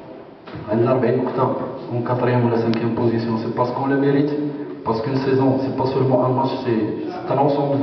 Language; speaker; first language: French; non-native, local second language; Arabic